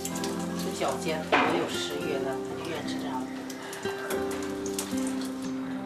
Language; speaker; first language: Chinese; native; Chinese